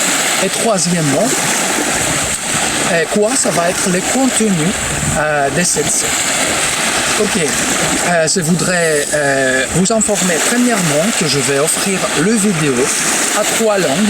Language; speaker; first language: French; non-native, fluent; Greek